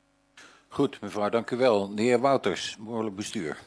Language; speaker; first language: Dutch; native; Dutch